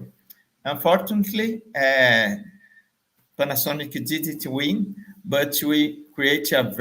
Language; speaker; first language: English; non-native, fluent; Portuguese